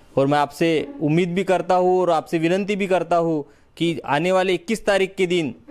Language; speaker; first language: Hindi; non-native, local second language; Marathi